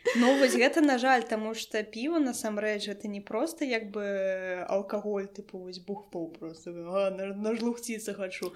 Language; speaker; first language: Belarusian; non-native, local second language; Russian